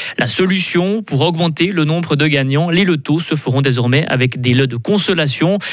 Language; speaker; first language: French; native; French